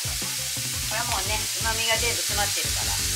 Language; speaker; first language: Japanese; native; Japanese